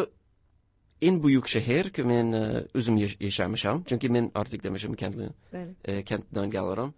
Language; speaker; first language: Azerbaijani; non-native, learner; English